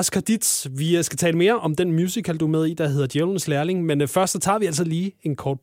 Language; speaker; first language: Danish; native; Danish